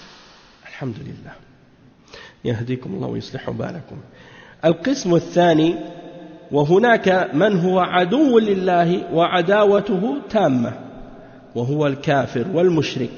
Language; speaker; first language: Arabic; non-native, fluent; French